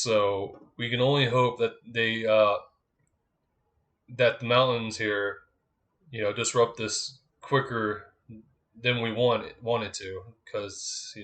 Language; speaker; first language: English; native; English